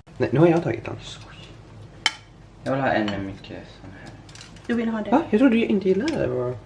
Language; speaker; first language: Swedish; early bilingual, other home language; Thai